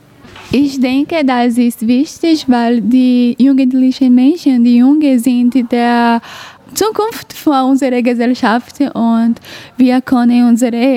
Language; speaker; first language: German; non-native, learner; Portuguese